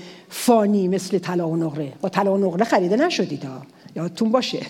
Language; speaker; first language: Persian; native; Persian